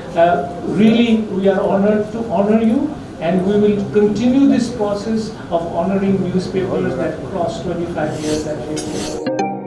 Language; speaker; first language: English; non-native, local second language; Bangla